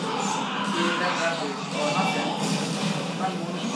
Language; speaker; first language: Spanish; native; Spanish